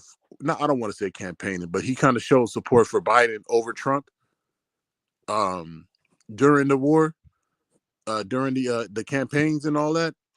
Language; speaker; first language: English; native; English